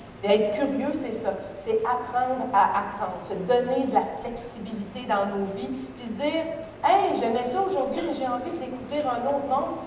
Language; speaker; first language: French; native; French